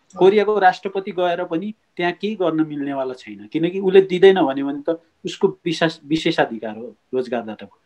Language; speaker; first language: Nepali; native; Nepali